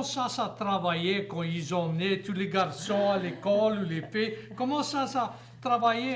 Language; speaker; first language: French; native; French